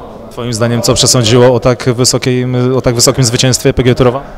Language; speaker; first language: Polish; native; Polish